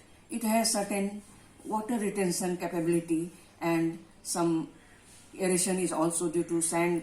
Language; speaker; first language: English; non-native, local second language; Hindi